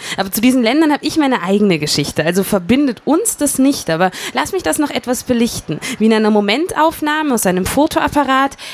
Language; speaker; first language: German; native; German